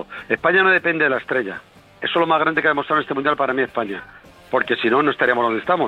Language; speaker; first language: Spanish; native; Spanish